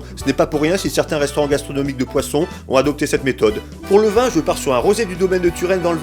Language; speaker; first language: French; native; French